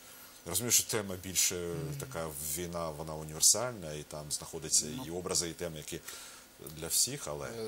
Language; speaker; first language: Ukrainian; native; Ukrainian